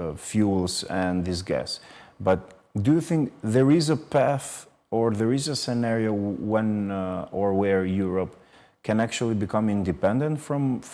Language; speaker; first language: English; non-native, fluent; Albanian